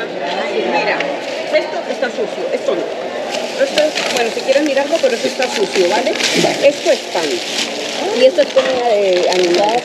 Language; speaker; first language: Spanish; native; Spanish